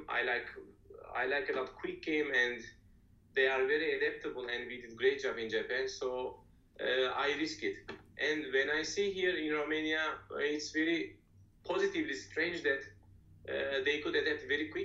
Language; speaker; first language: English; non-native, fluent; Turkish